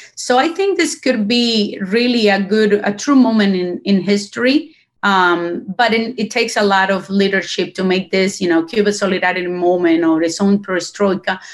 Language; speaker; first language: English; non-native, fluent; Spanish